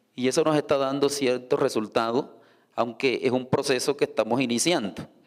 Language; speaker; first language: Spanish; native; Spanish